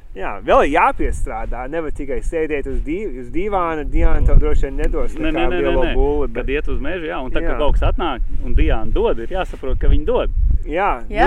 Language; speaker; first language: Latvian; early bilingual, heritage; Latvian